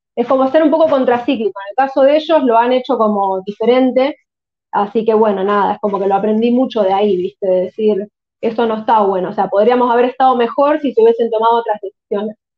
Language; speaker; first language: Spanish; native; Spanish